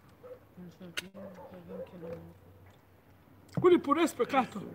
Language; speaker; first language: Italian; non-native, learner; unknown